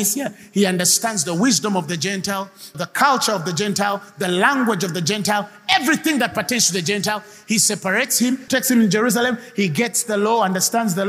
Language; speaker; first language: English; non-native, local second language; Ganda